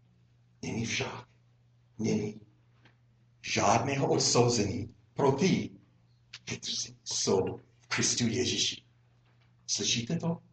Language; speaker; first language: Czech; non-native, fluent; English